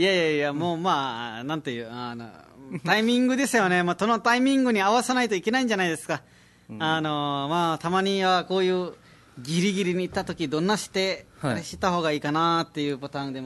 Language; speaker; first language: Japanese; non-native, fluent; Nepali